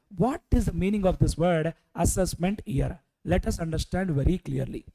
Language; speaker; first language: English; non-native, local second language; Telugu